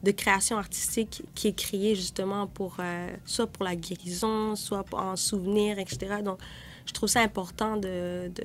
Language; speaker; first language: French; native; French